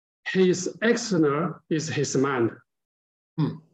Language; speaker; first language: English; non-native, learner; Chinese